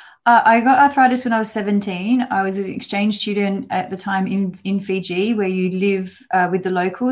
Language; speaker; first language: English; native; English